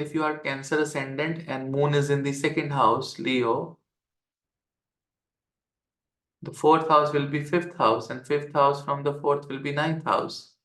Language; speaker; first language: English; non-native, local second language; Hindi